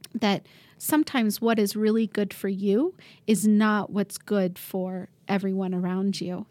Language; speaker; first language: English; native; English